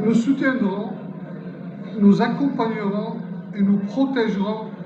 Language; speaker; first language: French; non-native, local second language; Arabic